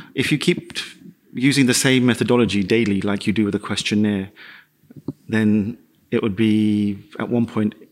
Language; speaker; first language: English; native; English